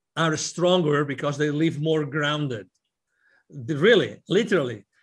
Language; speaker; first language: English; non-native, fluent; Spanish